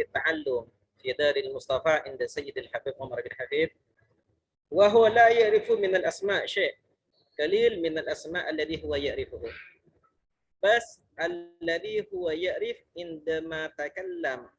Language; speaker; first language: Arabic; non-native, fluent; Malay